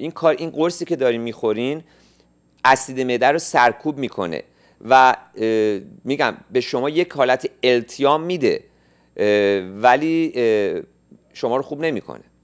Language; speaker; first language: Persian; native; Persian